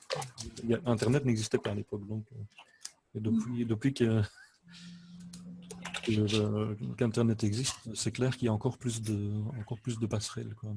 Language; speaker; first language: French; native; French